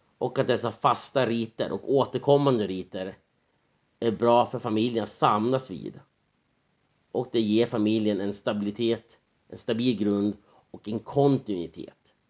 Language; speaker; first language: Swedish; native; Swedish